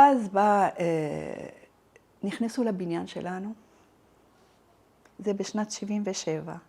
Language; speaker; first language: Hebrew; non-native, fluent; Arabic